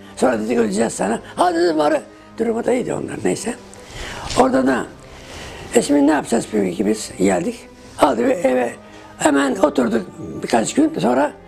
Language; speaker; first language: Turkish; native; Turkish